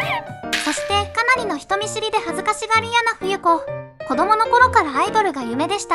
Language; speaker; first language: Japanese; native; Japanese